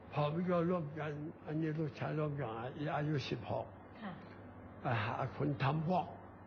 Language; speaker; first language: Thai; non-native, learner; Chinese